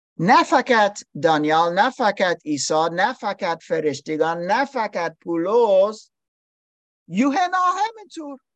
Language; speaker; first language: Persian; non-native, learner; English